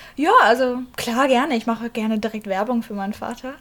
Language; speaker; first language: German; native; German